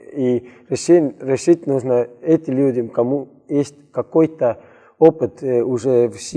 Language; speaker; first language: Russian; non-native, learner; Estonian